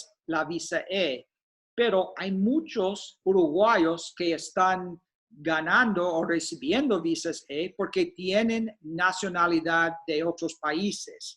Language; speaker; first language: Spanish; non-native, fluent; English